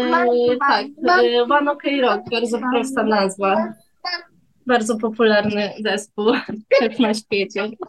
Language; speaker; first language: Polish; early bilingual, heritage; Polish